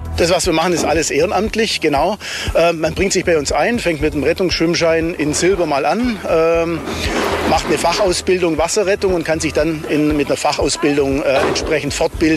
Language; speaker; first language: German; native; German